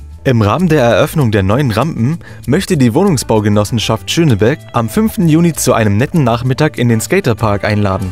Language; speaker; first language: German; native; German